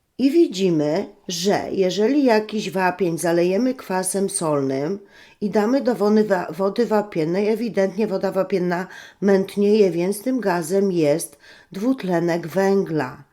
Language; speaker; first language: Polish; native; Polish